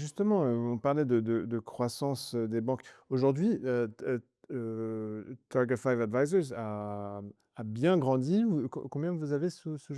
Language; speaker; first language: French; native; French